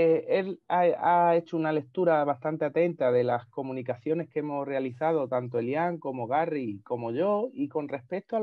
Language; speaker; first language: Spanish; native; Spanish